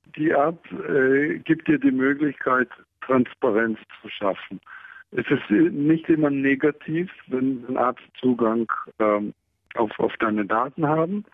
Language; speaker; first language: German; non-native, fluent; Hebrew